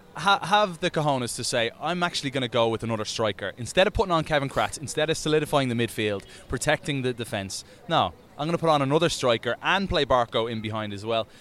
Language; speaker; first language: English; native; English